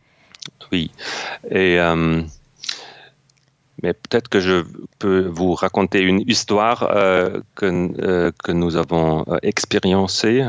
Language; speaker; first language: French; non-native, fluent; German